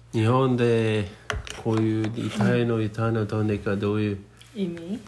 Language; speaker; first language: Japanese; non-native, fluent; Swedish